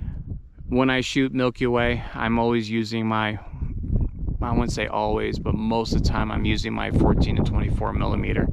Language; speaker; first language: English; native; English